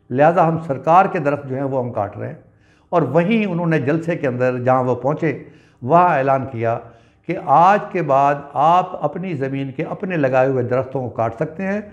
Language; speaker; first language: Urdu; non-native, local second language; Punjabi